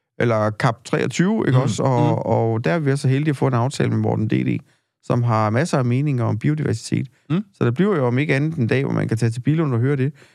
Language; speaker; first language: Danish; native; Danish